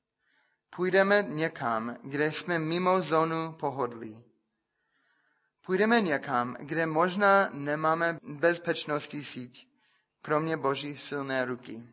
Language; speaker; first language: Czech; non-native, fluent; English